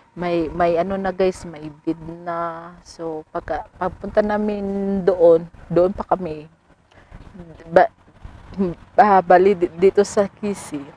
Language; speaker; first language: Filipino; non-native, local second language; Cebuano